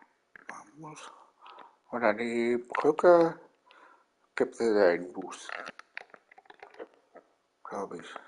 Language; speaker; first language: German; non-native, learner; Vietnamese